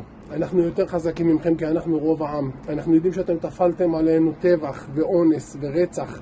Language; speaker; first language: Hebrew; native; Hebrew